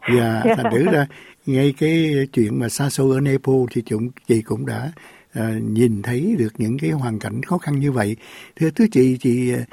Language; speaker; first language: Vietnamese; native; Vietnamese